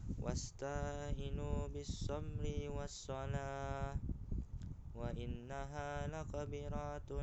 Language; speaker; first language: Arabic; non-native, learner; Indonesian